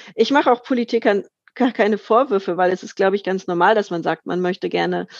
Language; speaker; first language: German; native; German